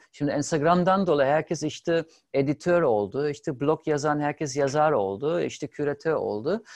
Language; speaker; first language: Turkish; non-native, fluent; German